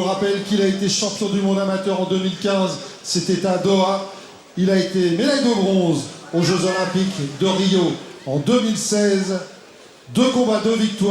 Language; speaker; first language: French; native; French